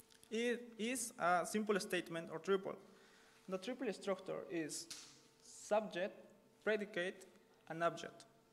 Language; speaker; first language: English; non-native, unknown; Spanish